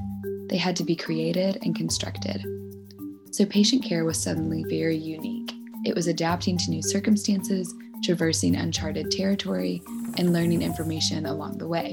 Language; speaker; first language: English; native; English